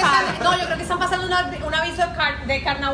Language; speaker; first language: Spanish; native; Spanish